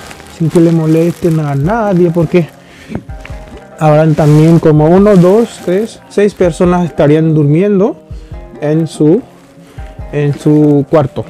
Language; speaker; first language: Spanish; non-native, fluent; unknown